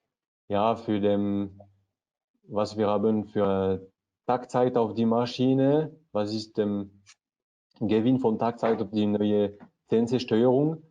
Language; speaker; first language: German; non-native, learner; French